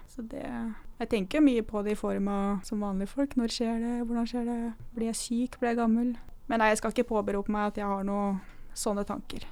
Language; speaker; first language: Norwegian; native; Norwegian